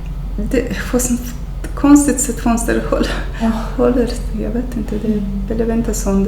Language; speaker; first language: Swedish; non-native, fluent; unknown